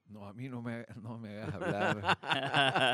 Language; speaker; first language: Spanish; native; Spanish